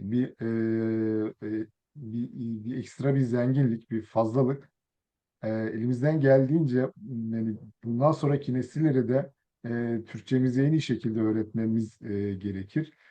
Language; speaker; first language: Turkish; early bilingual, other home language; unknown